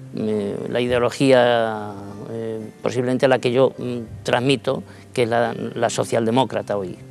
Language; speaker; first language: Spanish; native; Spanish